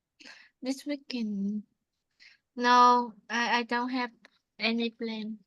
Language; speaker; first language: English; non-native, learner; Vietnamese